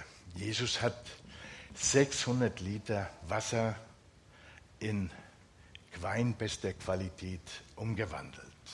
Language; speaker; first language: German; non-native, fluent; Finnish